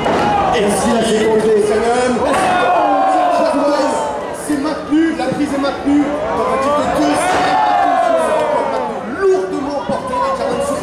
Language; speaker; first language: French; native; French